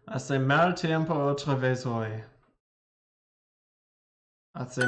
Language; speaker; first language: Spanish; non-native, learner; English